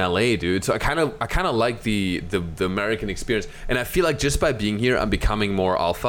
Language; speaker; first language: English; non-native, fluent; German